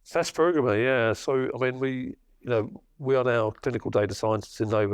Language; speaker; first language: English; native; English